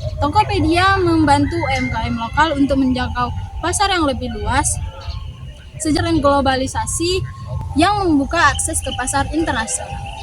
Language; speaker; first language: Indonesian; native; Indonesian